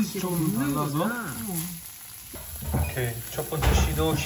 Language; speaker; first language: Korean; non-native, learner; French